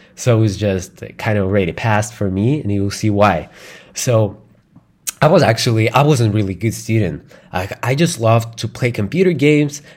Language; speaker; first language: English; non-native, fluent; Russian